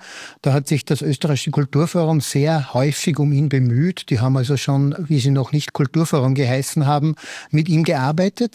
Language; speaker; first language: German; native; German